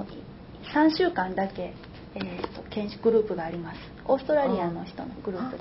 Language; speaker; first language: Japanese; native; Japanese